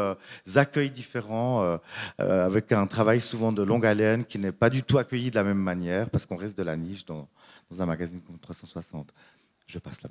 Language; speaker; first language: French; native; French